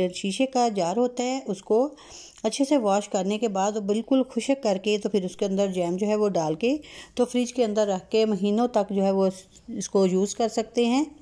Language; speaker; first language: Urdu; native; Urdu